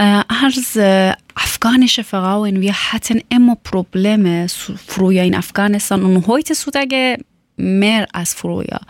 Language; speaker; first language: German; non-native, learner; Persian